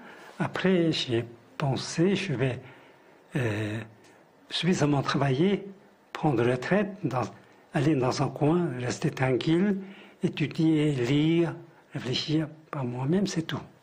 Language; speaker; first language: French; non-native, fluent; Tibetan